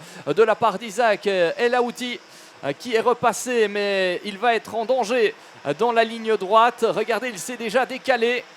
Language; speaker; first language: French; native; French